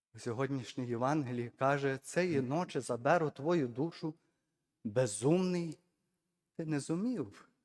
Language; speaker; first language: Ukrainian; native; Ukrainian